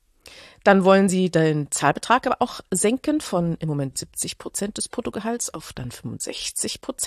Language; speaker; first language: German; native; German